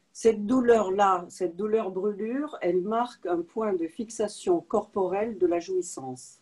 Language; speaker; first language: French; native; French